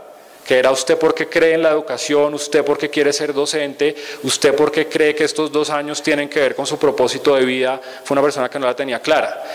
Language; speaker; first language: Spanish; native; Spanish